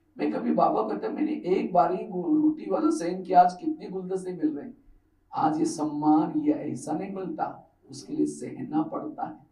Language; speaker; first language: Hindi; non-native, local second language; Marathi